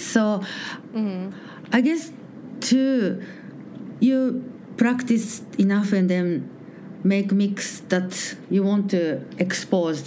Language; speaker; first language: English; non-native, learner; Japanese